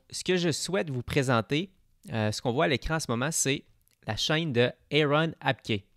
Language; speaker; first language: French; native; French